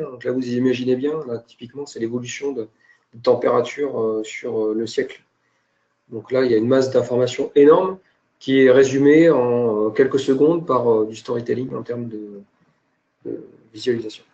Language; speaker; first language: French; native; French